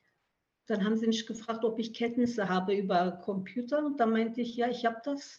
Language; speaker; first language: German; early bilingual, other home language; Turkish